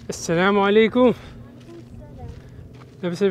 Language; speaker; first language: Arabic; non-native, learner; Korean